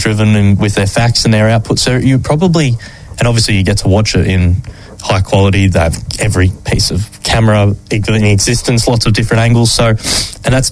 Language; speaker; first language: English; native; English